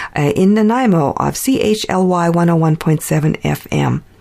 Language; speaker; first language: English; early bilingual, other home language; Ukrainian